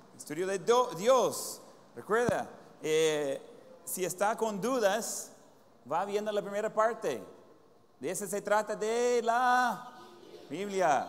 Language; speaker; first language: Spanish; non-native, fluent; English